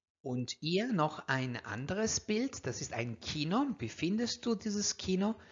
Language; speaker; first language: German; non-native, fluent; Italian